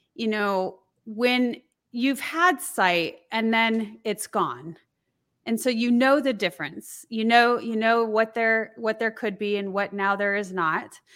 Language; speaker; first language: English; native; English